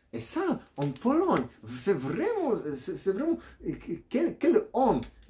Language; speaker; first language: French; non-native, learner; Polish